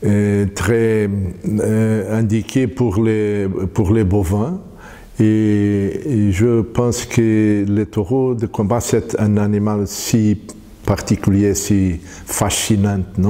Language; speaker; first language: French; non-native, fluent; Portuguese